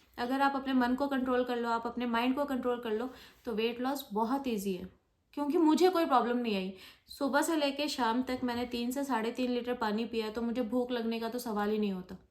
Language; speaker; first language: Hindi; non-native, local second language; Bangla